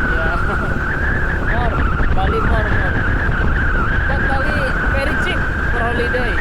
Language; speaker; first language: English; non-native, learner; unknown